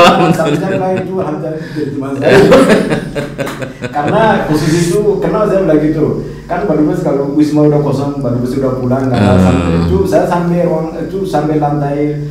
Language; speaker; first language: Indonesian; non-native, fluent; Arabic